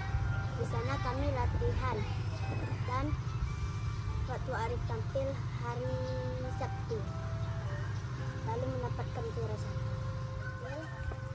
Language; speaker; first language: Indonesian; non-native, local second language; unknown